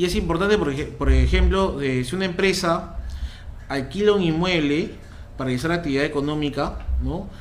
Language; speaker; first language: Spanish; native; Spanish